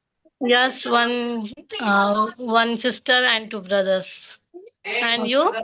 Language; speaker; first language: English; non-native, learner; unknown